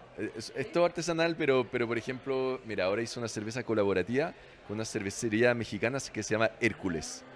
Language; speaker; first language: Spanish; non-native, fluent; French